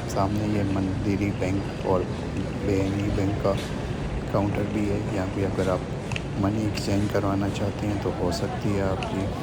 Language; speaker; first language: Urdu; non-native, local second language; Punjabi